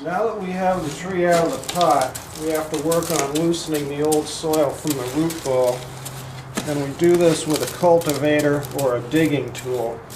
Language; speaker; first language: English; native; English